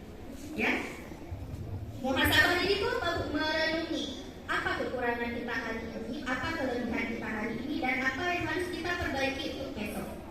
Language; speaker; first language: Indonesian; native; Indonesian